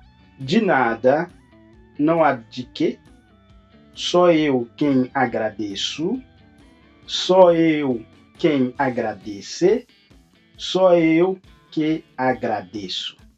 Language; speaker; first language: Portuguese; non-native, fluent; Haitian Creole